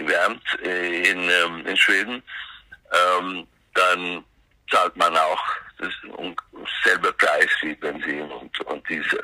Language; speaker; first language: German; non-native, fluent; Swedish